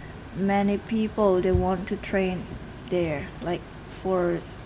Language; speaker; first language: English; non-native, learner; Thai